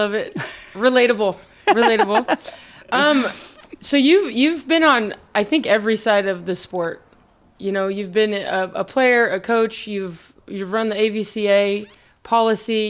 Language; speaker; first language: English; native; English